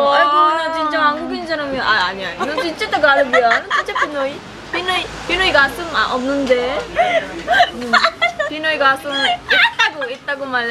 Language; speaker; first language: Korean; non-native, learner; Filipino